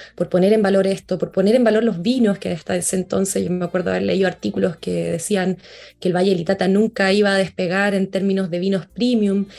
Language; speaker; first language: Spanish; native; Spanish